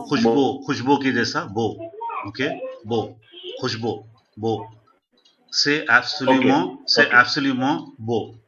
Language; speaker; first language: French; non-native, fluent; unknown